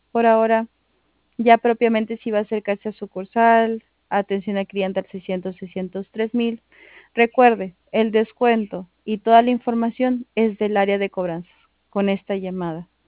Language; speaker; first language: Spanish; native; Spanish